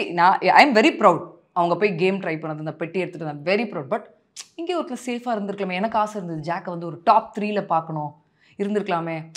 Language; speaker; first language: Tamil; native; Tamil